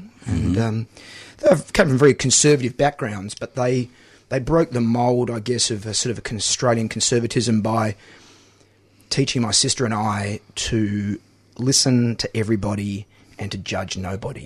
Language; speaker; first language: English; native; English